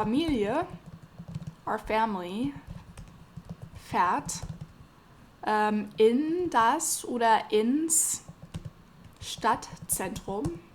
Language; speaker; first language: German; non-native, fluent; English